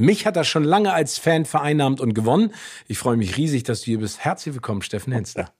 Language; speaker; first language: German; native; German